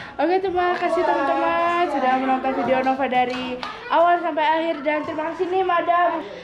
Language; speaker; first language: Indonesian; native; Indonesian